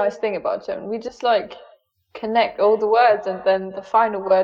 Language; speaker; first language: English; non-native, fluent; German